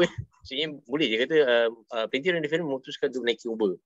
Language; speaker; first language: Malay; native; Malay